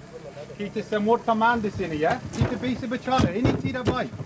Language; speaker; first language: Indonesian; non-native, learner; English